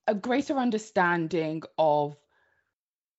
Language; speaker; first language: English; native; English